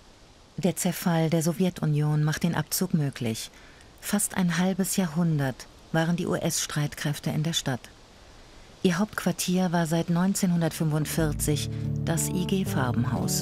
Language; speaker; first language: German; native; German